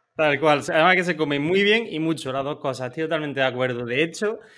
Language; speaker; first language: Spanish; native; Spanish